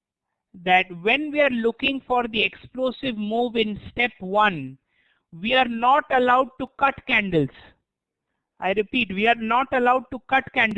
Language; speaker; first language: English; non-native, local second language; Hindi